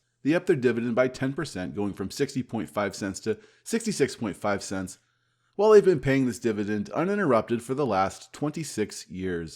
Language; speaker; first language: English; native; English